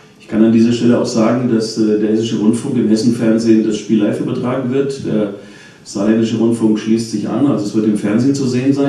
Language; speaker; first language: German; native; German